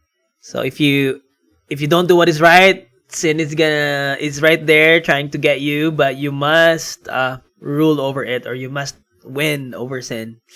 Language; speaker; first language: English; non-native, local second language; Filipino